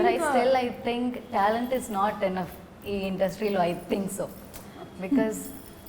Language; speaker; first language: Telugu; non-native, learner; Malayalam